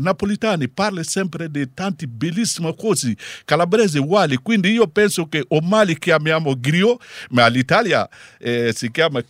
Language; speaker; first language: Italian; non-native, learner; Bambara